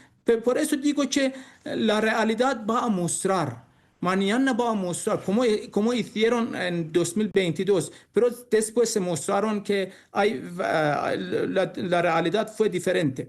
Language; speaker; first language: Spanish; non-native, learner; Persian